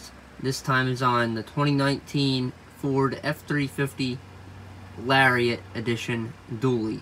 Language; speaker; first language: English; native; English